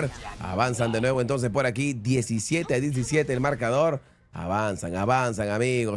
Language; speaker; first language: Spanish; native; Spanish